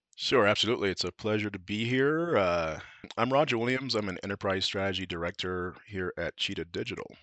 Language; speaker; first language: English; native; English